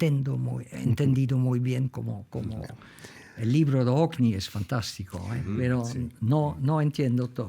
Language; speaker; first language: Spanish; non-native, fluent; Dutch